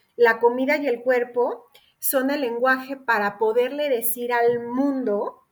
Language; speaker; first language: Spanish; native; Spanish